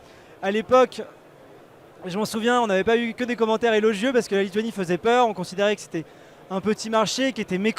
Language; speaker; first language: French; native; French